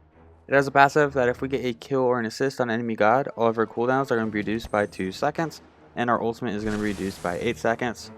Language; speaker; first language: English; native; English